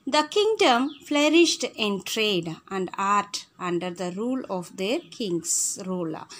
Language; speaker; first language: English; non-native, local second language; Tamil